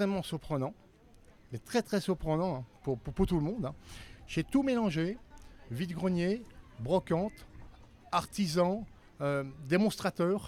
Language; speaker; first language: French; native; French